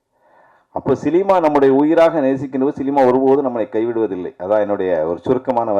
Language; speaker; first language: Tamil; native; Tamil